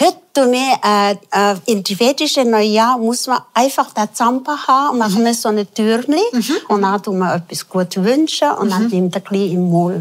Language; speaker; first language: German; non-native, fluent; Tibetan